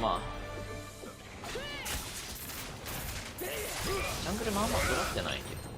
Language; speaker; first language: Japanese; native; Japanese